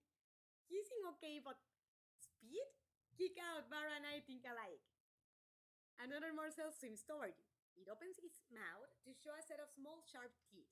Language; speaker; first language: English; non-native, fluent; Spanish